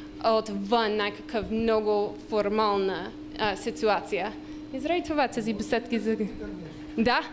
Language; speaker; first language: Bulgarian; non-native, learner; English